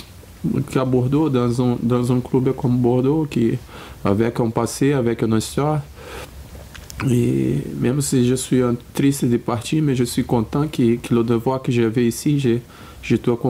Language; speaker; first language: French; non-native, fluent; Portuguese